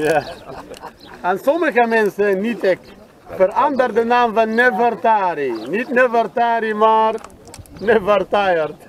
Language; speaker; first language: Dutch; non-native, learner; Arabic